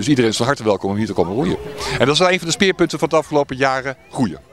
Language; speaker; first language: Dutch; native; Dutch